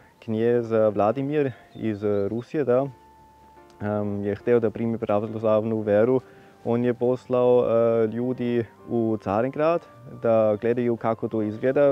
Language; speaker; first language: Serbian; non-native, fluent; German